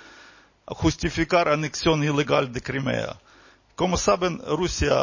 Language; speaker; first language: Spanish; non-native, fluent; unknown